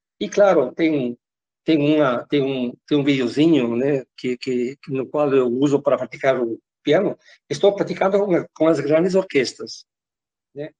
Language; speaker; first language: Portuguese; non-native, fluent; Spanish